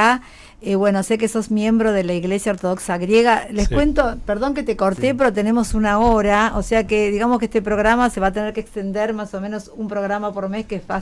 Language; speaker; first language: Spanish; native; Spanish